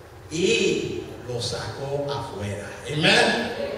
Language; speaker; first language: Spanish; early bilingual, heritage; Spanish